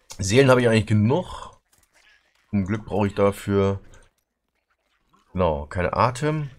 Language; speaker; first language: German; native; German